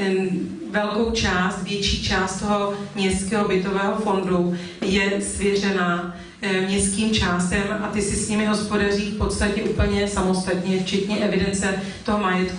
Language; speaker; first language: Czech; native; Czech